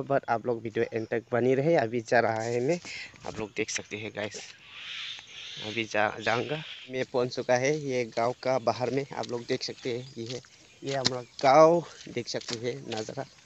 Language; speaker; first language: Hindi; non-native, local second language; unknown